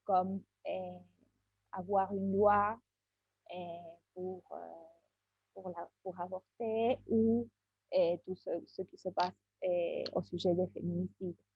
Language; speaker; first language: French; non-native, fluent; Spanish